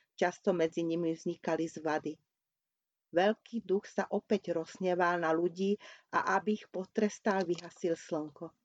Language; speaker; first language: Slovak; non-native, local second language; Hungarian